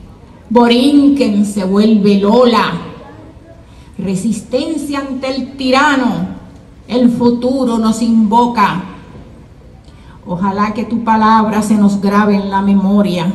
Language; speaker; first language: Spanish; native; Spanish